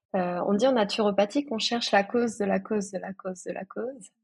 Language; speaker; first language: French; native; French